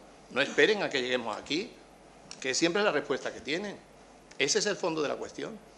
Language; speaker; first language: Spanish; native; Spanish